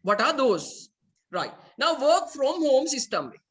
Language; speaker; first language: English; non-native, local second language; Sinhala